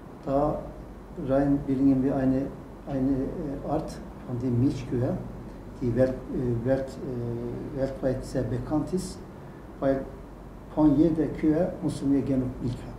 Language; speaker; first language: German; non-native, learner; Turkish